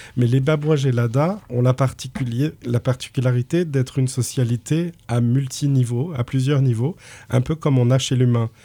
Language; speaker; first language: French; native; French